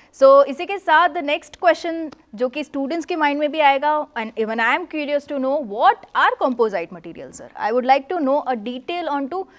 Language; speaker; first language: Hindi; non-native, local second language; Gujarati